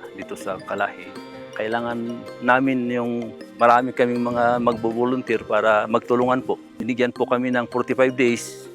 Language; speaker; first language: Filipino; non-native, local second language; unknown